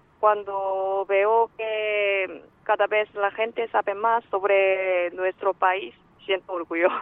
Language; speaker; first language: Spanish; non-native, fluent; Korean